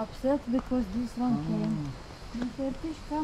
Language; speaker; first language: English; non-native, learner; Turkish